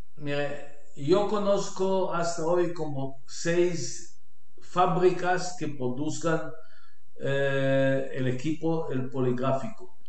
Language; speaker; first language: Spanish; non-native, learner; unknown